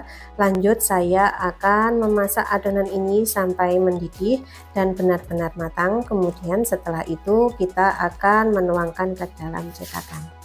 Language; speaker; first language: Indonesian; native; Indonesian